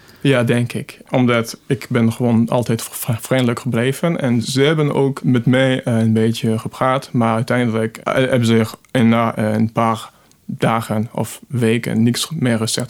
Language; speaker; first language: Dutch; non-native, fluent; French